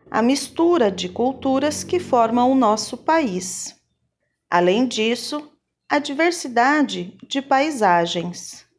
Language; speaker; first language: Portuguese; native; Portuguese